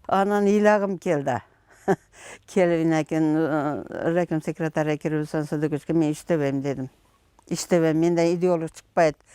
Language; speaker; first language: Kyrgyz; non-native, local second language; Uzbek